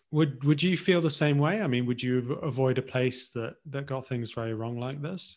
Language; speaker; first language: English; native; English